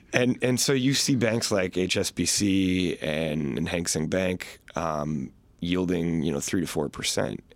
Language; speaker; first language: English; native; English